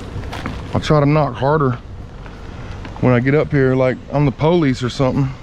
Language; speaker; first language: English; native; English